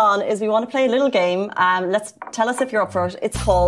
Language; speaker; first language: English; native; English